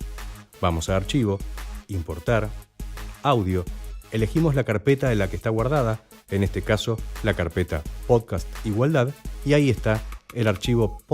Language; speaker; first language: Spanish; native; Spanish